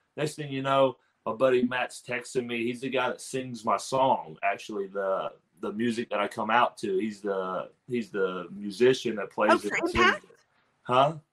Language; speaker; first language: English; native; English